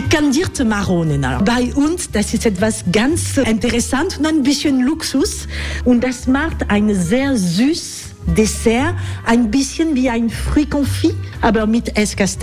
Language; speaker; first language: German; non-native, learner; French